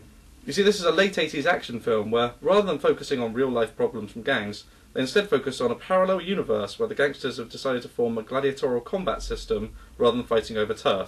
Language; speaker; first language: English; native; English